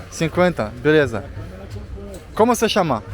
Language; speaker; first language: Portuguese; non-native, learner; Russian